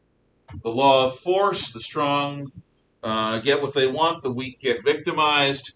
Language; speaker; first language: English; native; English